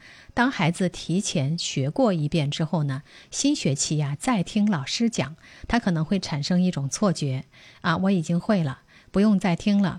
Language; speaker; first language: Chinese; native; Chinese